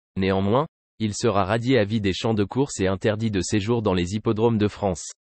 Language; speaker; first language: French; native; French